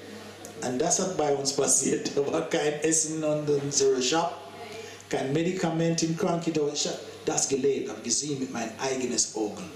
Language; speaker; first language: German; non-native, learner; English